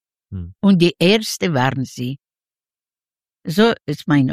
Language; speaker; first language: German; non-native, learner; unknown